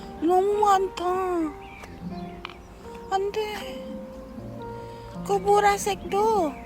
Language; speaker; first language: Korean; non-native, learner; Filipino